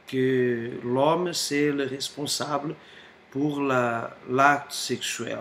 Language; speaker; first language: French; non-native, fluent; Portuguese